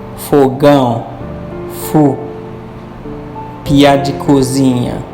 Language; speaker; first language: Portuguese; non-native, fluent; Haitian Creole